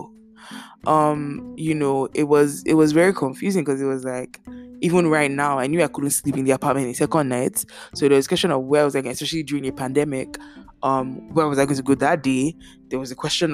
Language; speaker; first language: English; non-native, local second language; Yoruba